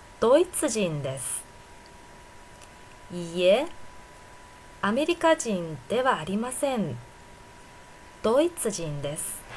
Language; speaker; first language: Japanese; non-native, fluent; Chinese